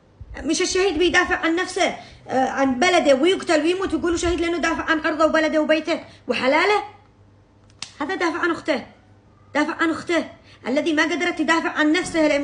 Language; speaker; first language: Arabic; native; Arabic